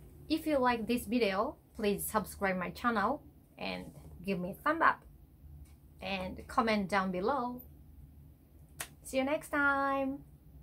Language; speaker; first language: English; non-native, learner; Japanese